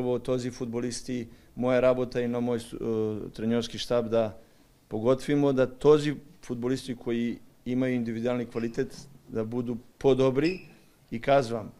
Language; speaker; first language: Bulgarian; non-native, learner; Serbian